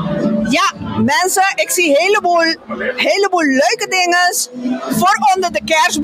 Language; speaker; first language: Dutch; non-native, local second language; Papiamento